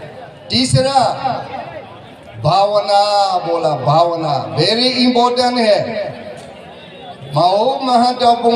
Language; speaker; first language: Hindi; non-native, learner; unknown